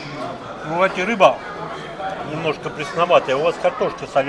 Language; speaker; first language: Russian; native; Russian